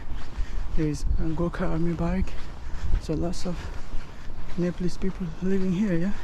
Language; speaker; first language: English; non-native, learner; Nepali